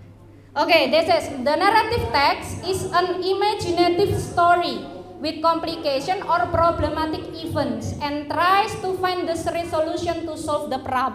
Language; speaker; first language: English; non-native, fluent; Indonesian